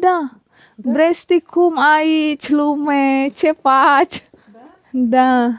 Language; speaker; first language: Romanian; non-native, learner; Indonesian